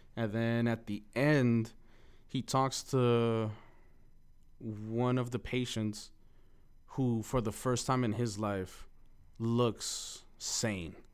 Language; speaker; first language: English; early bilingual, other home language; Spanish